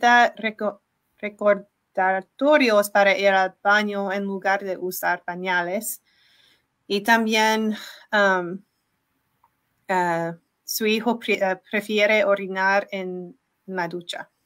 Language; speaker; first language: Spanish; non-native, learner; English